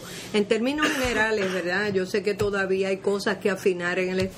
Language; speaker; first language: Spanish; native; Spanish